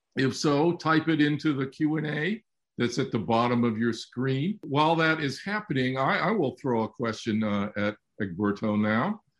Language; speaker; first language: English; native; English